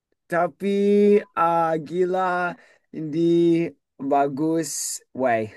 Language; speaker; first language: Indonesian; non-native, learner; English